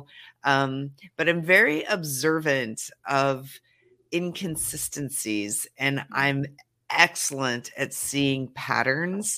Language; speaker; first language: English; native; English